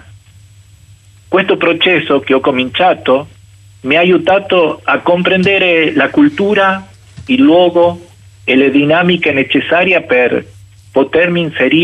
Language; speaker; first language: Italian; non-native, fluent; Spanish